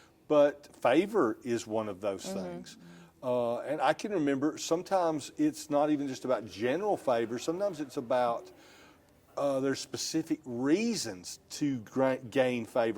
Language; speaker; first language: English; native; English